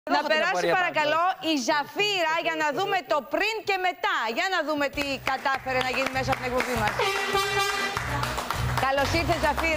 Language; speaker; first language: Greek; native; Greek